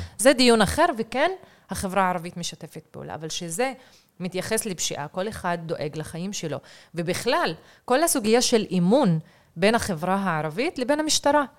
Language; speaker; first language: Hebrew; non-native, local second language; Arabic